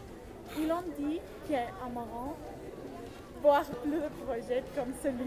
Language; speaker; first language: French; non-native, learner; Spanish